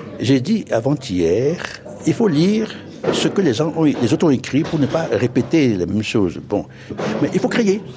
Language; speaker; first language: French; non-native, local second language; Fon